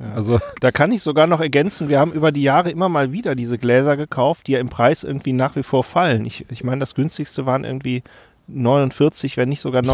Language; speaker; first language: German; native; German